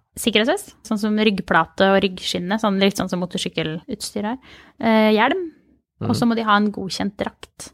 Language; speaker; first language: Norwegian; native; Norwegian